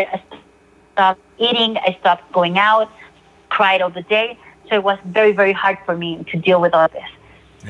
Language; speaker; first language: English; non-native, fluent; Spanish